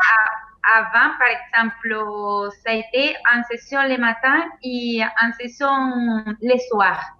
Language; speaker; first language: French; non-native, fluent; Spanish